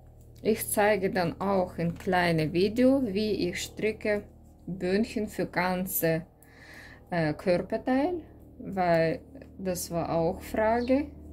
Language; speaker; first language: German; non-native, learner; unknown